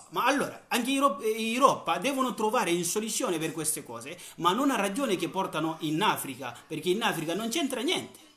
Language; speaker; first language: Italian; non-native, learner; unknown